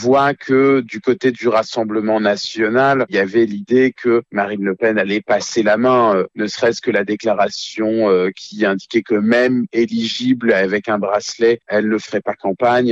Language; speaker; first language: French; native; French